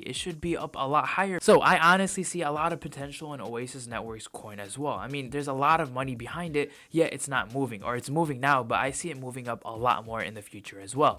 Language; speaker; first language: English; native; English